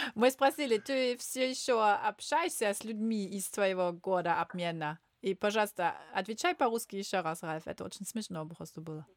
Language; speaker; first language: Russian; non-native, learner; German